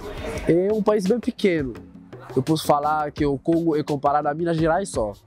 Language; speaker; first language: Portuguese; non-native, fluent; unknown